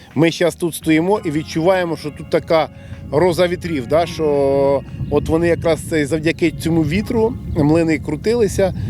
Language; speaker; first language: Ukrainian; native; Ukrainian